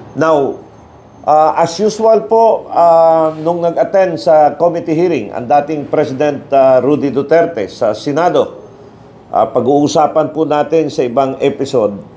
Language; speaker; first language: Filipino; non-native, local second language; Cebuano